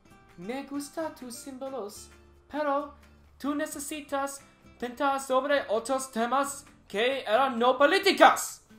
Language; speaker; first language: Spanish; non-native, learner; English